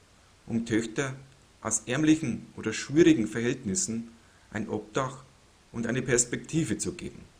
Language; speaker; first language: German; native; German